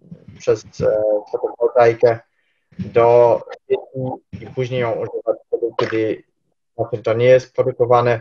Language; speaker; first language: Polish; early bilingual, heritage; Polish